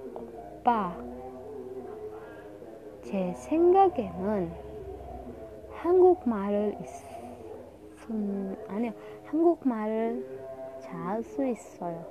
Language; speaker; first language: Korean; non-native, learner; Indonesian